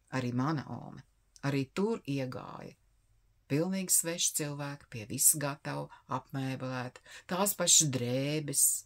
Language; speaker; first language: Latvian; native; Latvian